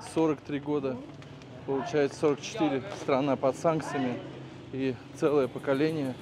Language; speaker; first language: Russian; native; Russian